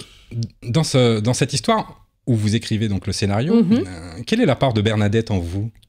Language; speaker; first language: French; native; French